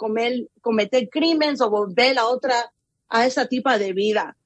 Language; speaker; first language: Spanish; early bilingual, heritage; Spanish